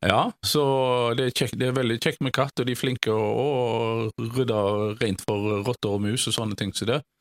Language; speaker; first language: Norwegian; native; Norwegian